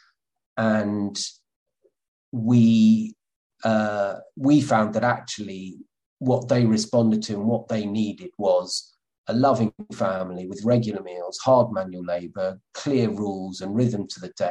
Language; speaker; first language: English; native; English